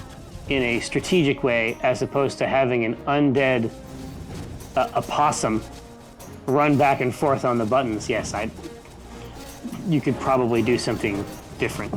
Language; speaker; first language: English; native; English